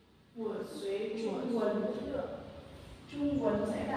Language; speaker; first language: Chinese; non-native, fluent; Vietnamese